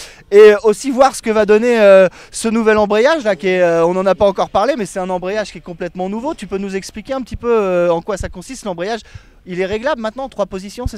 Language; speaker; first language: French; native; French